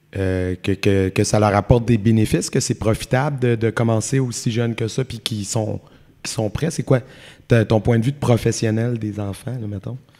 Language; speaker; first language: French; native; French